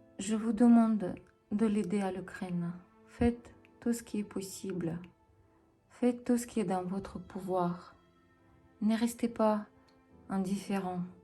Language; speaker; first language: French; non-native, fluent; Ukrainian